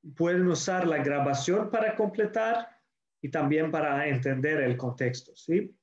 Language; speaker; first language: Spanish; non-native, learner; English